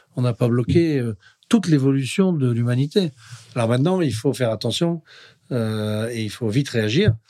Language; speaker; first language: French; native; French